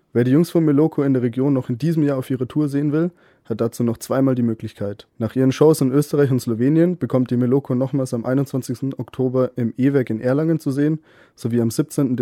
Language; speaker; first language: German; native; German